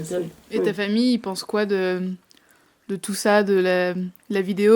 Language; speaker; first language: French; native; French